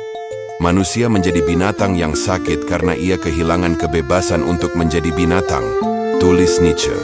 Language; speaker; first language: Indonesian; native; Indonesian